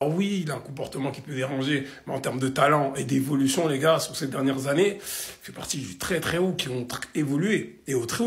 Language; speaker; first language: French; native; French